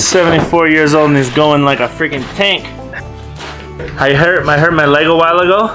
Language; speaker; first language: English; native; English